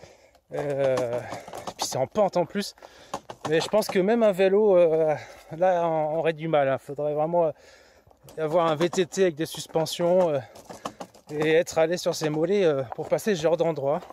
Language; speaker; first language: French; native; French